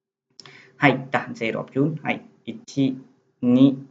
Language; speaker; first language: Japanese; non-native, fluent; Khmer